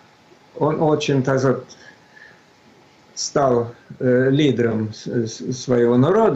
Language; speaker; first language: Russian; non-native, fluent; Swedish